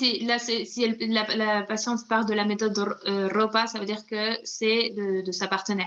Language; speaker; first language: French; native; French